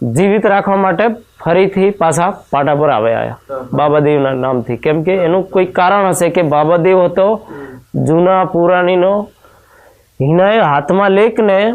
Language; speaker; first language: Gujarati; non-native, local second language; Rathawi